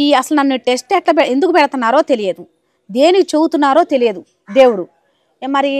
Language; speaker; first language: Telugu; native; Telugu